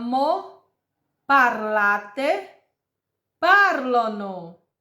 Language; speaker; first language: Italian; non-native, fluent; Portuguese